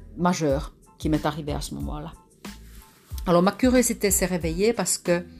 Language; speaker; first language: French; non-native, fluent; Finnish